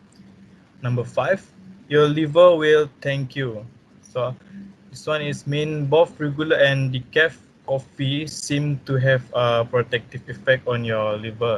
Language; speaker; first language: English; non-native, learner; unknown